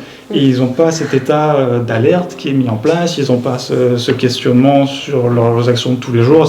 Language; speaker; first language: French; native; French